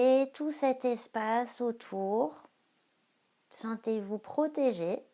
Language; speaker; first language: French; native; French